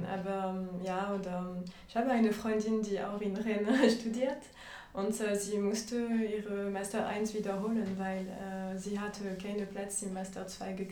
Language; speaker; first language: German; non-native, fluent; French